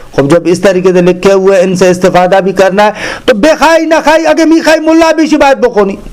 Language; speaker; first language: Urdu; non-native, local second language; Sindhi